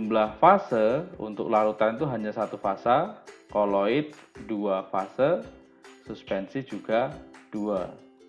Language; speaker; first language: Indonesian; native; Indonesian